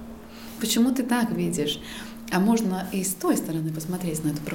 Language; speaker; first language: Russian; non-native, local second language; Latvian